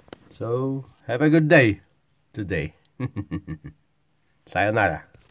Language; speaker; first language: English; non-native, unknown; Polish